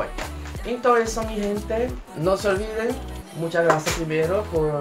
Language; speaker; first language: Spanish; non-native, fluent; Portuguese